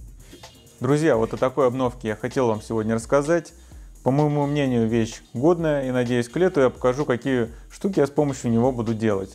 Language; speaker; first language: Russian; native; Russian